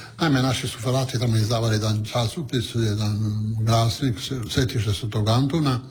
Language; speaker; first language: Croatian; non-native, local second language; Italian